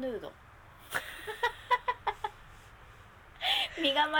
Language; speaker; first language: Japanese; native; Japanese